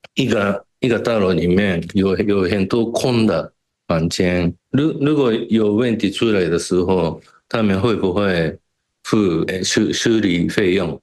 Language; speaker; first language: Chinese; non-native, fluent; Japanese